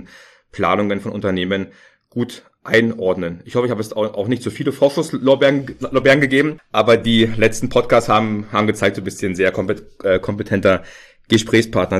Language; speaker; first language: German; native; German